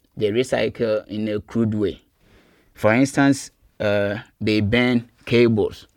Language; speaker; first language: English; non-native, local second language; Akan